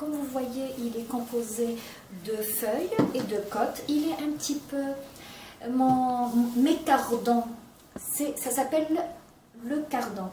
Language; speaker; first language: French; non-native, local second language; Arabic